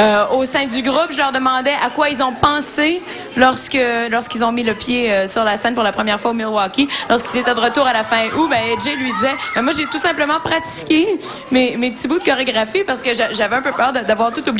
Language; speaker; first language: French; native; French